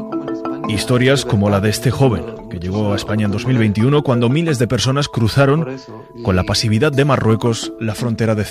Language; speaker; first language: Spanish; native; Spanish